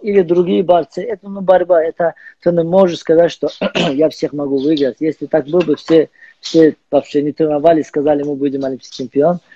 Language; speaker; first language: Russian; non-native, learner; Azerbaijani